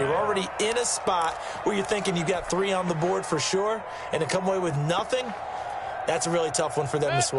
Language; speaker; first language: English; native; English